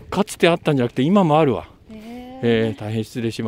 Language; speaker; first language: Japanese; native; Japanese